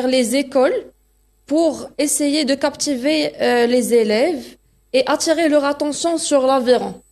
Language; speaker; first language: French; non-native, local second language; Arabic